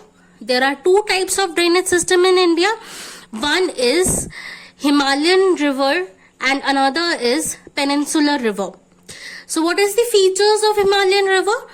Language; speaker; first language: English; non-native, local second language; Hindi